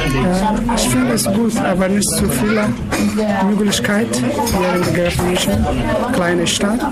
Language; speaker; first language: German; non-native, learner; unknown